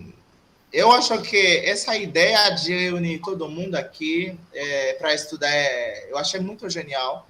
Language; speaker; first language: Portuguese; non-native, fluent; Haitian Creole